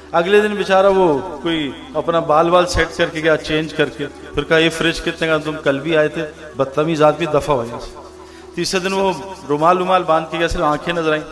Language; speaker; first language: Urdu; native; Urdu